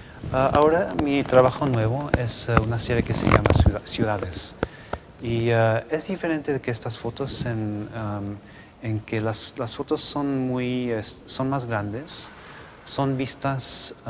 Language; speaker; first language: Spanish; non-native, local second language; English